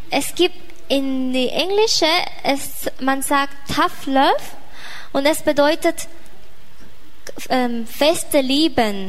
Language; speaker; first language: German; non-native, fluent; Thai